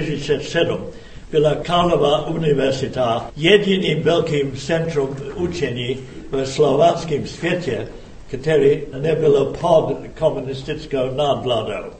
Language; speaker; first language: Czech; non-native, fluent; English